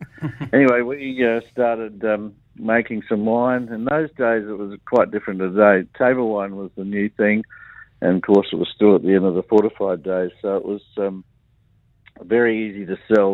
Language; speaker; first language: English; native; English